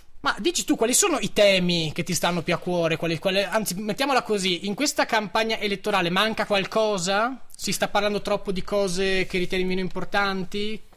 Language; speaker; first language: Italian; native; Italian